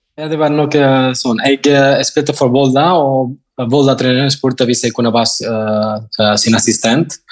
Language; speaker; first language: Norwegian; non-native, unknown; Catalan